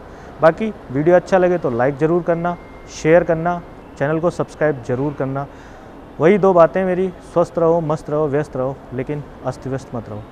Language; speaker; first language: Hindi; native; Hindi